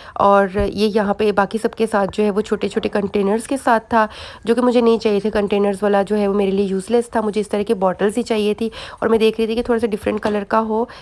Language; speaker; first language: Urdu; native; Urdu